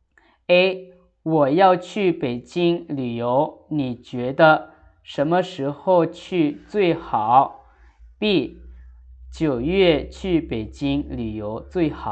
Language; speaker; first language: Chinese; non-native, fluent; Lao